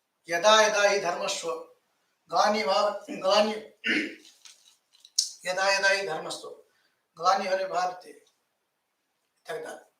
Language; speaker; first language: Russian; non-native, fluent; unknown